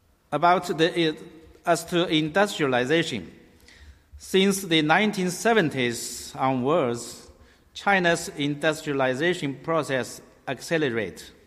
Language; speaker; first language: English; non-native, learner; Chinese